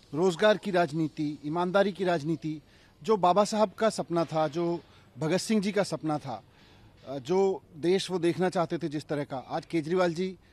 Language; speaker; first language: Hindi; native; Hindi